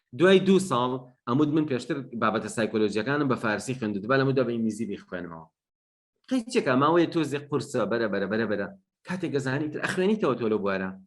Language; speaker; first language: Central Kurdish; non-native, local second language; Gurani